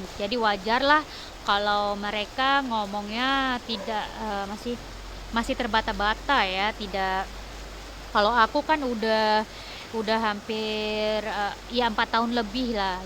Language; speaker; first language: Indonesian; native; Indonesian